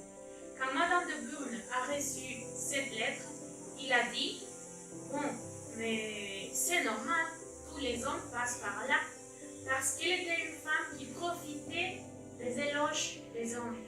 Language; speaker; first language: French; non-native, learner; Spanish